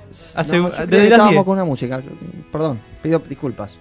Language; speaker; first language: Spanish; native; Spanish